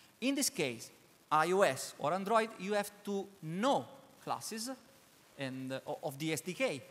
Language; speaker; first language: English; non-native, learner; Italian